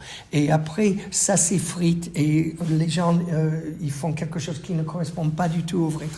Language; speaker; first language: French; non-native, fluent; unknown